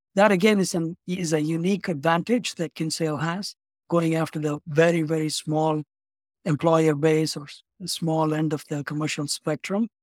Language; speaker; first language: English; non-native, local second language; Tamil